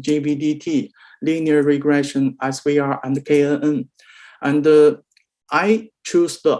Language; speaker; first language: English; non-native, learner; Chinese